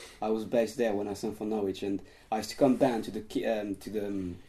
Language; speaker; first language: English; non-native, fluent; French